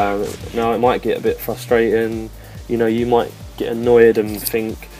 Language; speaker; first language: English; native; English